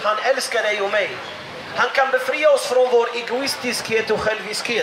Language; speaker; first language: Swedish; non-native, fluent; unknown